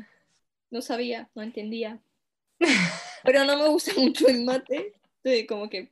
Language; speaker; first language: Spanish; non-native, fluent; English